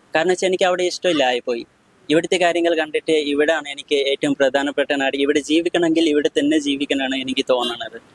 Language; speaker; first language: Malayalam; non-native, local second language; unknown